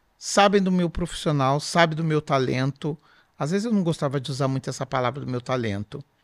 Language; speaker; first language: Portuguese; native; Portuguese